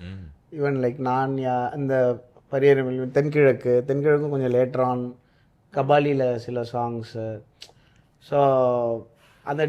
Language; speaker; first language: Tamil; native; Tamil